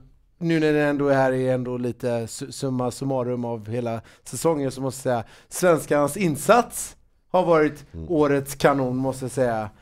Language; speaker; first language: Swedish; native; Swedish